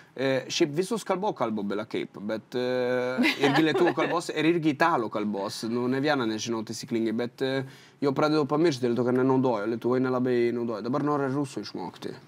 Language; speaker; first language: Lithuanian; non-native, fluent; Italian